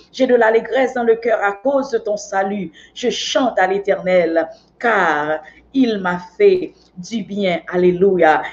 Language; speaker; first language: French; non-native, local second language; Haitian Creole